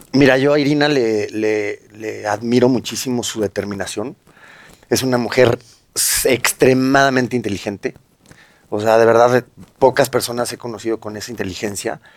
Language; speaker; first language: Spanish; native; Spanish